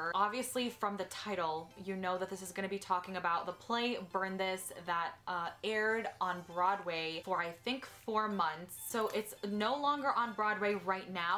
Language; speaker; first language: English; native; English